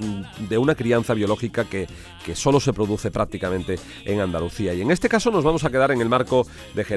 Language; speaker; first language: Spanish; native; Spanish